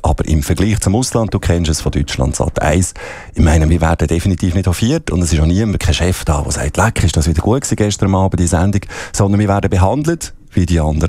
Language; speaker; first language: German; native; German